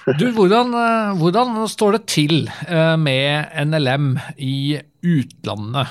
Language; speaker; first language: Norwegian; native; Norwegian